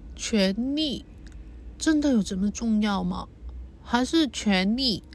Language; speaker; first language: Chinese; non-native, local second language; Cantonese